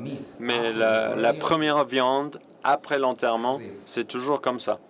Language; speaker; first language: French; non-native, fluent; Romanian